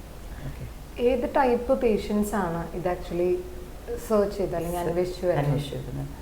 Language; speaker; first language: Malayalam; native; Malayalam